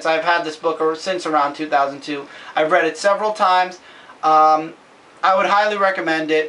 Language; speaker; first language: English; native; English